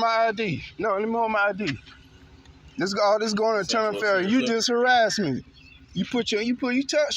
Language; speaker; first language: English; native; English